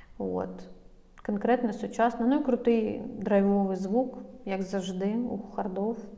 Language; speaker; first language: Ukrainian; non-native, local second language; Russian